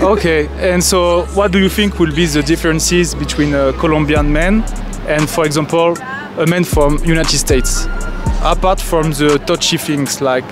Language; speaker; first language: English; non-native, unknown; French